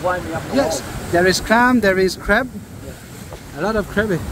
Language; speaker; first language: English; non-native, fluent; French